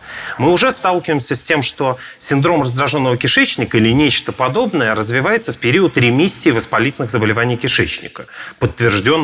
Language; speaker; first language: Russian; native; Russian